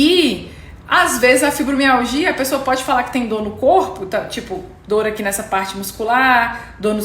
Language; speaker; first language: Portuguese; native; Portuguese